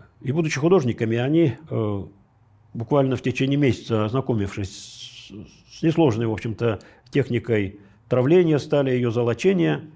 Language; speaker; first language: Russian; native; Russian